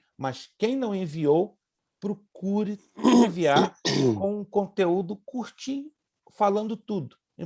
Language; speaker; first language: Portuguese; native; Portuguese